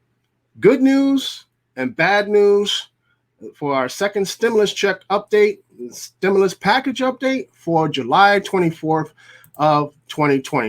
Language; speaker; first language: English; native; English